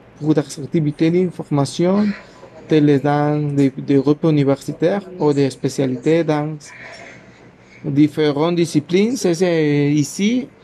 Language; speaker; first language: French; non-native, learner; Spanish